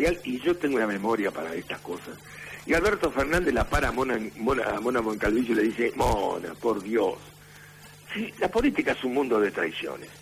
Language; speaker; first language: Spanish; native; Spanish